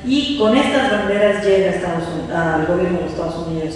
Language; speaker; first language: Spanish; native; Spanish